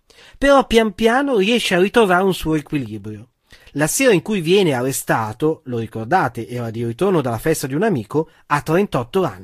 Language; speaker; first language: Italian; native; Italian